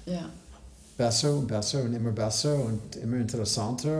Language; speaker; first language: German; non-native, learner; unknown